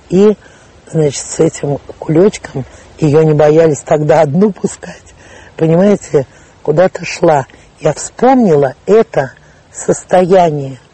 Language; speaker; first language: Russian; native; Russian